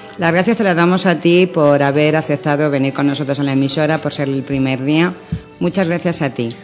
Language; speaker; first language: Spanish; native; Spanish